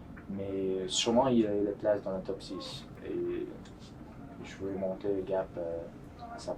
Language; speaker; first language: French; non-native, fluent; English